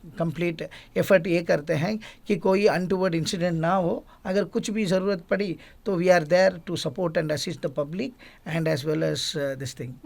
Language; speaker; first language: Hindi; non-native, local second language; Gujarati